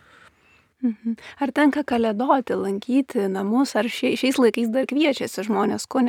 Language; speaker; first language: Lithuanian; native; Lithuanian